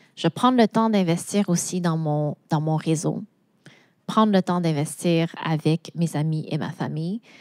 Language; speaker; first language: French; native; French